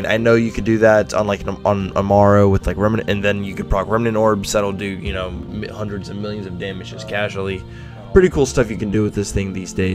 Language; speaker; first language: English; native; English